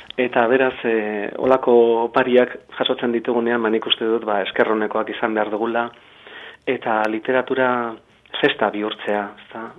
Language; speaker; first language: Basque; native; Basque